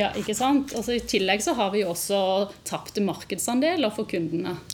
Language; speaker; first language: Norwegian; native; Norwegian